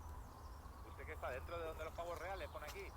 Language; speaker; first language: Spanish; native; Spanish